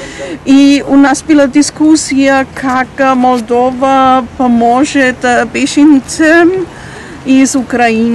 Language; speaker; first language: Russian; non-native, fluent; German